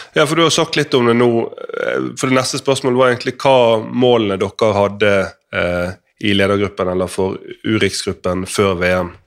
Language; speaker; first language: Norwegian; native; Norwegian